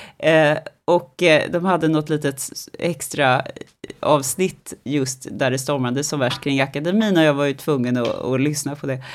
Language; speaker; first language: Swedish; native; Swedish